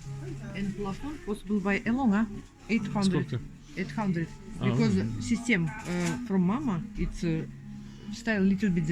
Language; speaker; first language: English; non-native, learner; Russian